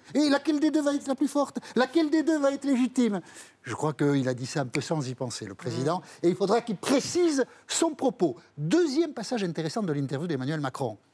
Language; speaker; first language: French; native; French